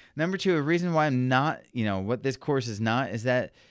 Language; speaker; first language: English; native; English